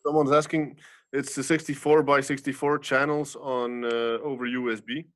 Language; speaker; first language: English; non-native, fluent; Dutch